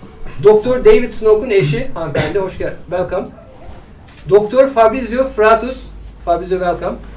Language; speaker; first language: Turkish; native; Turkish